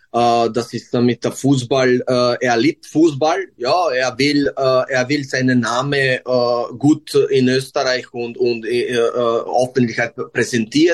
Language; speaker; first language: German; non-native, fluent; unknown